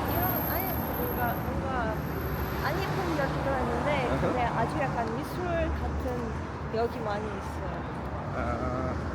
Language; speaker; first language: Korean; non-native, learner; Russian